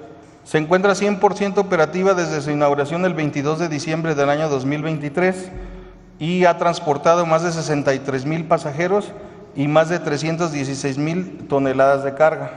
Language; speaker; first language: Spanish; native; Spanish